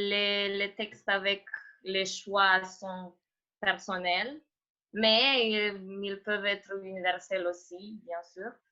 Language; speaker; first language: French; non-native, fluent; Romanian